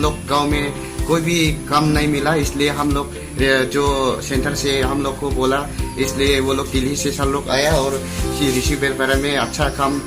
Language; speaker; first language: Hindi; non-native, local second language; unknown